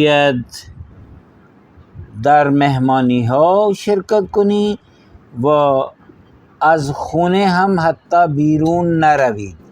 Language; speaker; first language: Persian; non-native, fluent; Urdu